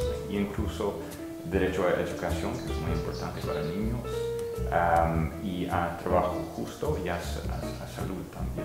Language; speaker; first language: Spanish; non-native, fluent; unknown